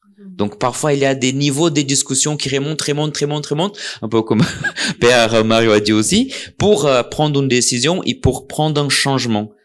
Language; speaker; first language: French; non-native, fluent; Portuguese